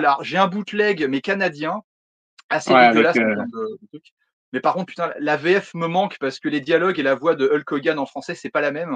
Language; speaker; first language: French; native; French